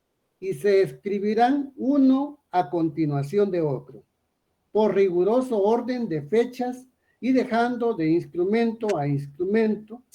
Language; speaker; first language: Spanish; native; Spanish